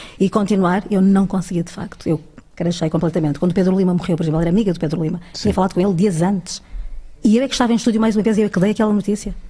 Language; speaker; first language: Portuguese; early bilingual, other home language; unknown